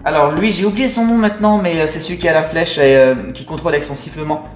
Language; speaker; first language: French; native; French